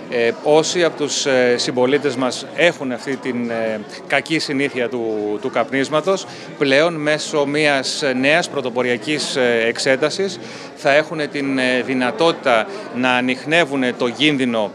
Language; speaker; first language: Greek; native; Greek